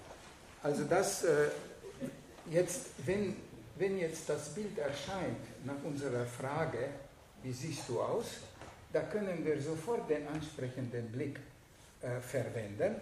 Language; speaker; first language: German; non-native, fluent; Hungarian